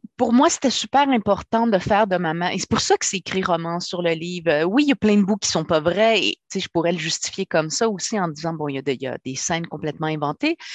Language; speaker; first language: French; early bilingual, other home language; Spanish